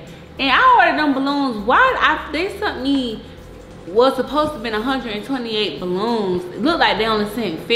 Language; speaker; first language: English; native; English